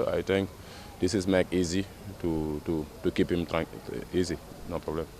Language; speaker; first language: English; non-native, fluent; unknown